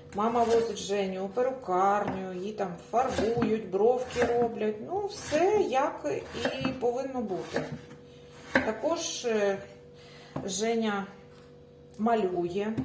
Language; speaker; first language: Ukrainian; native; Ukrainian